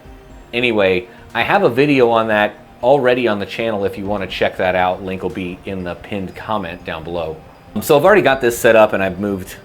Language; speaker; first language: English; native; English